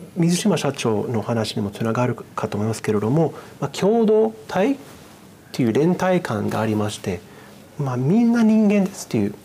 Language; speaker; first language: Japanese; non-native, fluent; English